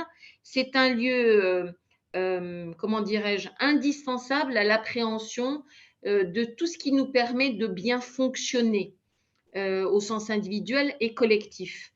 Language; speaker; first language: French; native; French